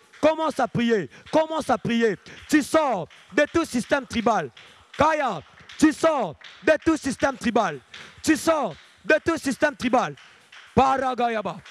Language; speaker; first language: French; non-native, local second language; Lingala